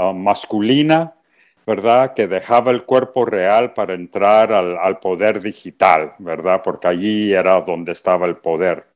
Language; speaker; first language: Spanish; early bilingual, heritage; Spanish